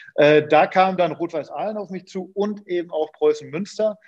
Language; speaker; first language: German; native; German